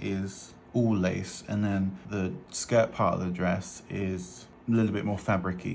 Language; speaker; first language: English; native; English